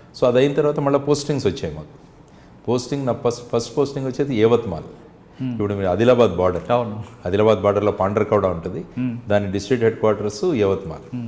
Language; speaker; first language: Telugu; native; Telugu